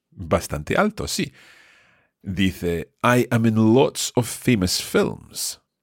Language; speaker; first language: English; native; English